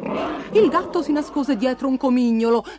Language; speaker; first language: Italian; native; Italian